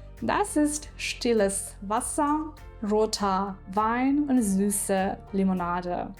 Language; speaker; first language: German; non-native, fluent; Ukrainian